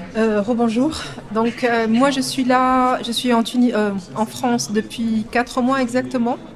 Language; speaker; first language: French; non-native, local second language; Arabic